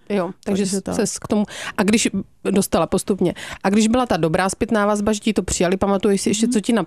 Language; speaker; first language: Czech; native; Czech